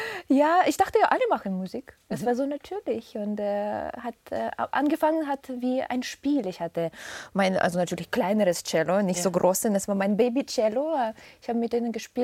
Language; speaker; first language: German; non-native, fluent; Russian